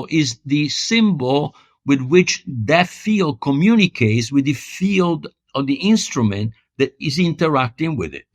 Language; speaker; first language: English; non-native, fluent; Italian